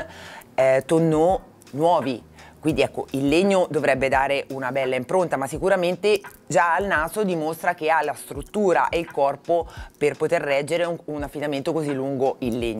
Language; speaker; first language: Italian; native; Italian